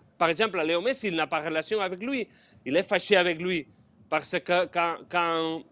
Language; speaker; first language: French; non-native, fluent; Spanish